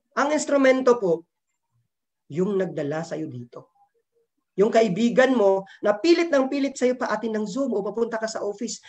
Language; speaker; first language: Filipino; non-native, local second language; Cebuano